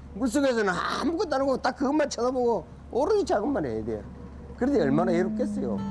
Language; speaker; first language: Korean; native; Korean